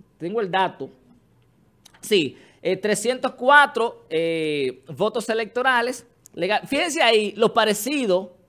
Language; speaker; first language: Spanish; native; Spanish